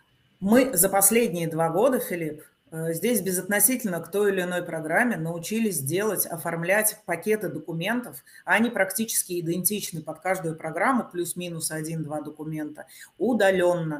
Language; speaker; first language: Russian; native; Russian